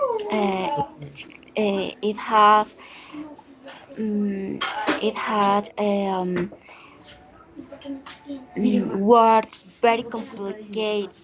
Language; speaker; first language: English; non-native, learner; Spanish